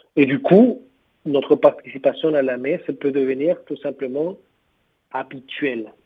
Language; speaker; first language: French; non-native, fluent; Spanish